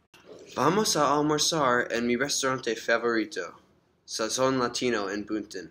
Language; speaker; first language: Spanish; non-native, learner; English